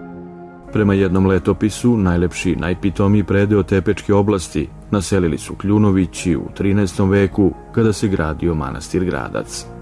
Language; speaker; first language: Bosnian; native; Bosnian